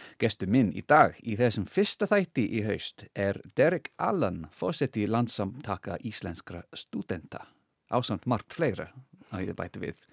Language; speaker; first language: Icelandic; non-native, fluent; English